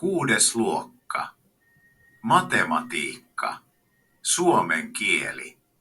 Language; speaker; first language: Finnish; non-native, learner; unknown